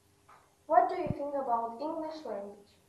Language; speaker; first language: English; non-native, learner; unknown